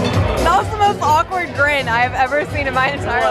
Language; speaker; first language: English; native; English